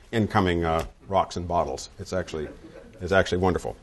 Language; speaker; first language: English; native; English